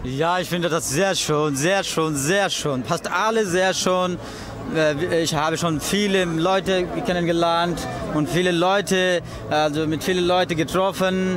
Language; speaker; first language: German; non-native, learner; Bangla